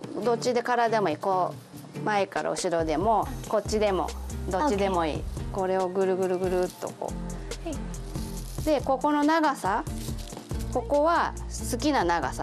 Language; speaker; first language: Japanese; native; Japanese